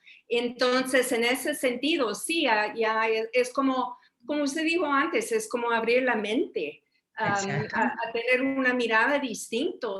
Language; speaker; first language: Spanish; early bilingual, heritage; Spanish